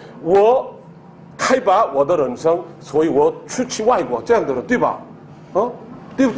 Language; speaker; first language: Chinese; non-native, learner; Korean